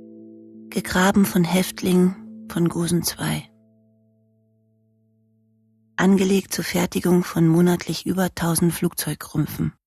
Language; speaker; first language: German; native; German